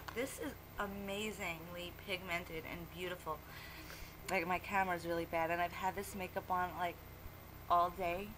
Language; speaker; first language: English; native; English